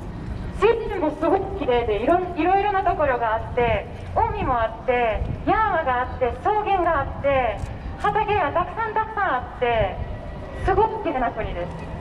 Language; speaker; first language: Japanese; non-native, fluent; Ukrainian